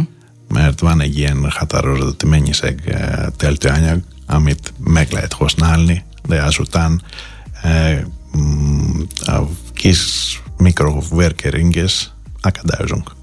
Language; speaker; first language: Hungarian; non-native, fluent; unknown